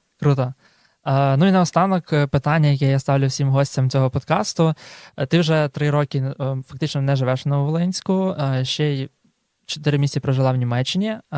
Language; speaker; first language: Ukrainian; native; Ukrainian